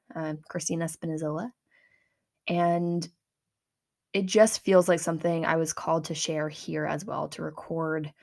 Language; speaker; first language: English; native; English